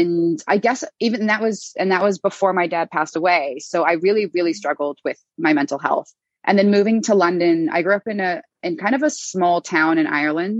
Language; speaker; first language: English; native; English